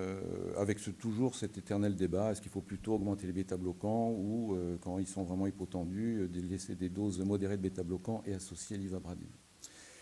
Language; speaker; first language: French; native; French